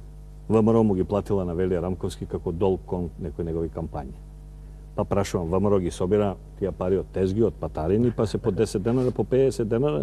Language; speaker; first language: Macedonian; native; Macedonian